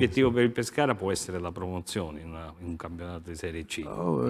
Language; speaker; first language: Italian; native; Italian